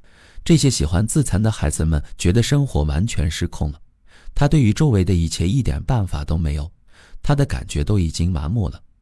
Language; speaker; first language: Chinese; native; Chinese